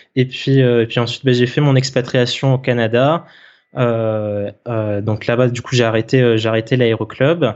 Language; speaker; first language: French; native; French